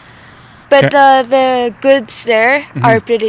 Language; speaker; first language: English; non-native, local second language; Filipino